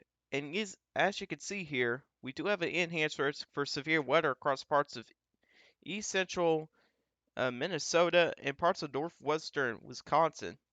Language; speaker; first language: English; native; English